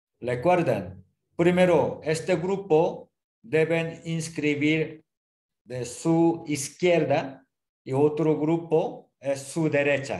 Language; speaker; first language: Spanish; non-native, learner; Korean